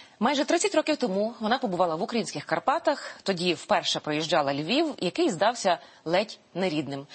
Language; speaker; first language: Ukrainian; native; Ukrainian